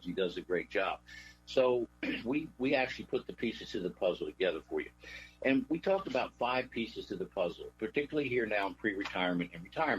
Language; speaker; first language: English; native; English